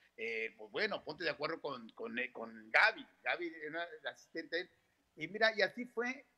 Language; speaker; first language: Spanish; native; Spanish